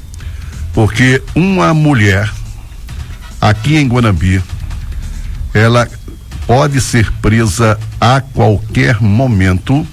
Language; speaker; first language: Portuguese; native; Portuguese